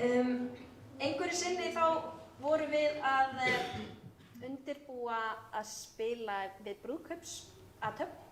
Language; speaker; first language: Icelandic; native; Icelandic